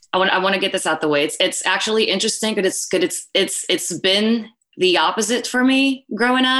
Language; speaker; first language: English; non-native, local second language; Filipino